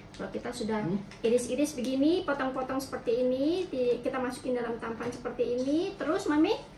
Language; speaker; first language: Indonesian; native; Indonesian